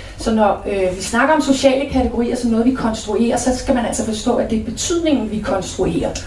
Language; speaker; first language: Danish; native; Danish